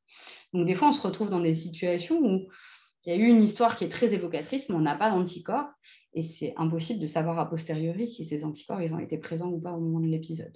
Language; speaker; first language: French; native; French